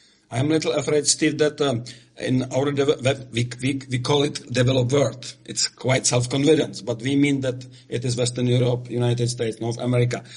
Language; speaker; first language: English; non-native, fluent; Czech